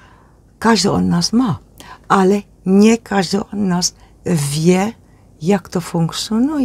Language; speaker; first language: Polish; non-native, learner; Dutch